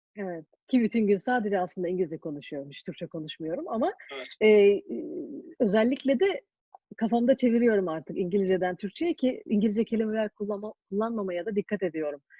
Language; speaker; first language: Turkish; early bilingual, heritage; Turkish